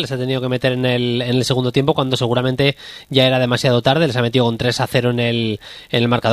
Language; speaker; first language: Spanish; native; Spanish